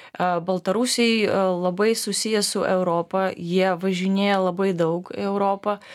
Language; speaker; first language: Lithuanian; non-native, fluent; Belarusian